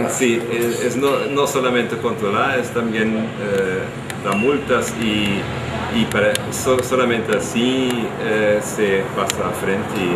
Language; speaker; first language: Spanish; non-native, fluent; German